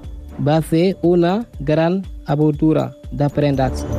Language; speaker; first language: Catalan; non-native, learner; Spanish